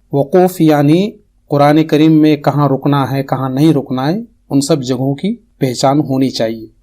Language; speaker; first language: Urdu; native; Urdu